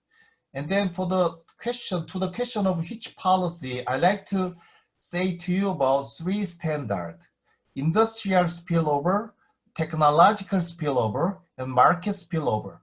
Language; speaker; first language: English; non-native, fluent; Korean